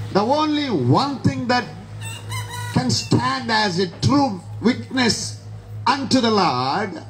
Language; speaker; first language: English; non-native, local second language; Telugu